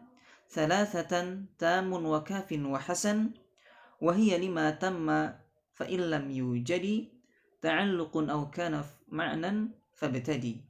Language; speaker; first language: Arabic; non-native, fluent; Indonesian